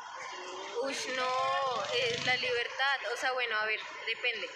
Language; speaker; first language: Spanish; native; Spanish